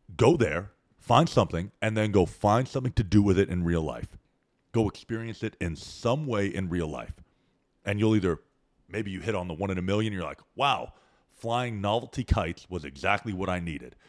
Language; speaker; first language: English; native; English